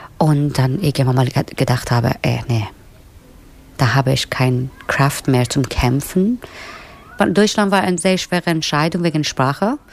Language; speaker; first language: German; non-native, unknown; Persian